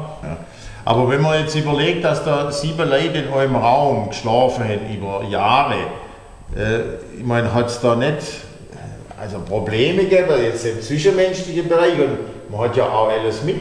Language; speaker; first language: German; native; German